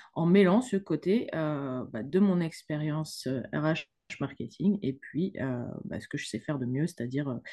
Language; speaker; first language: French; native; French